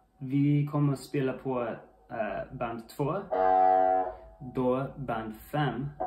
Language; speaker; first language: Swedish; non-native, learner; English